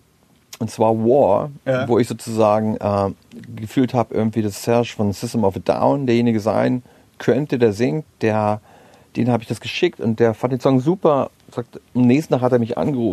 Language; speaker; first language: German; native; German